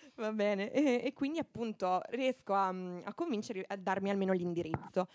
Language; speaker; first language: Italian; native; Italian